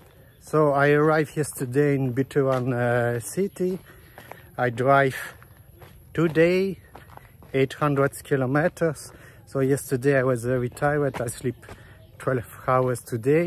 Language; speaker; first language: English; non-native, learner; Dutch